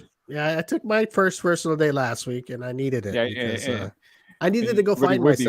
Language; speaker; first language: English; native; English